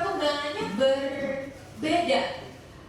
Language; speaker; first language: Indonesian; native; Indonesian